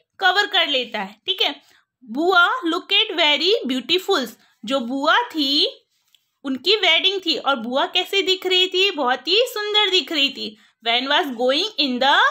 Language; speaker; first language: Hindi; non-native, local second language; Gujarati